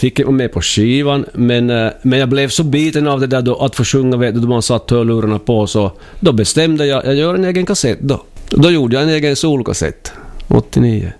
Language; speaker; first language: Swedish; native; Swedish